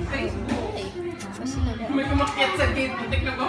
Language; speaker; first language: Filipino; non-native, local second language; Cebuano